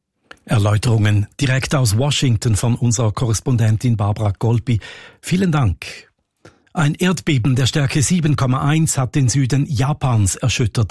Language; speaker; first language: German; native; German